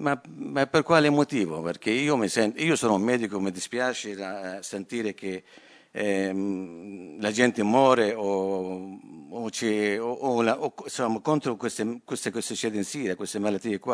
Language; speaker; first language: Italian; non-native, fluent; Arabic